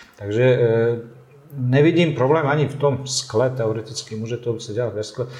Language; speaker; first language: Czech; non-native, fluent; Bosnian